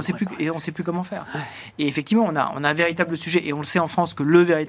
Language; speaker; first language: French; native; French